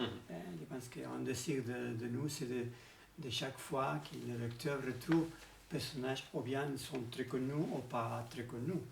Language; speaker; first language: French; non-native, learner; Spanish